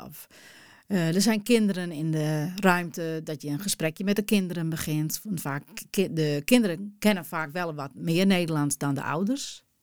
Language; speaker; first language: Dutch; non-native, local second language; Western Frisian